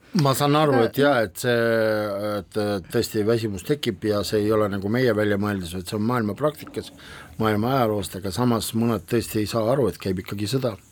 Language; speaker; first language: Estonian; non-native, local second language; Russian